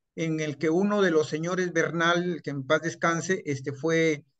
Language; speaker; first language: Spanish; native; Spanish